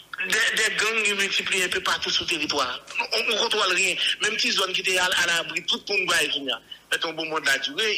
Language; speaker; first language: French; non-native, local second language; Haitian Creole